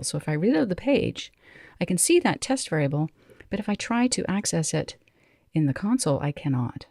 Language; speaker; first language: English; native; English